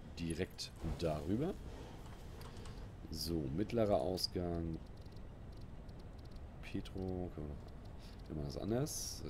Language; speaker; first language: German; native; German